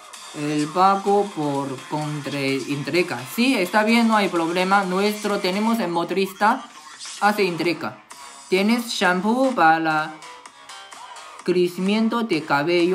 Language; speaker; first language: Spanish; non-native, learner; Chinese